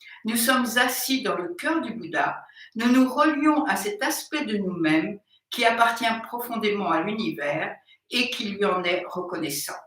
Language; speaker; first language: French; native; French